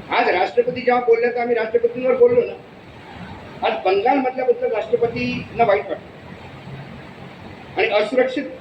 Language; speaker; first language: Marathi; non-native, local second language; Hindi